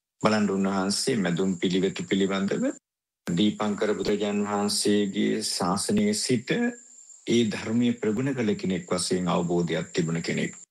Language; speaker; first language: Sinhala; native; Sinhala